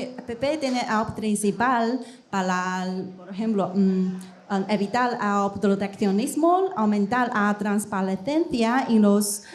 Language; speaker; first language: Spanish; non-native, learner; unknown